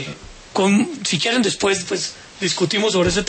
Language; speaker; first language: Spanish; native; Spanish